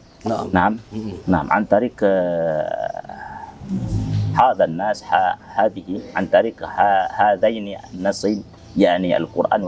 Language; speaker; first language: Arabic; non-native, fluent; Indonesian